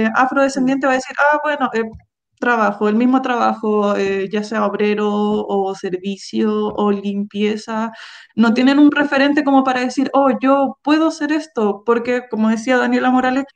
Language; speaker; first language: Spanish; native; Spanish